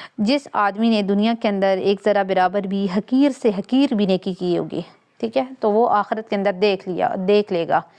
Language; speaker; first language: Urdu; non-native, local second language; Punjabi